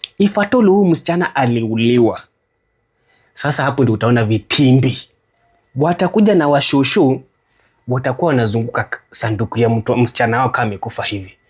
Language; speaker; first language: Swahili; native; Swahili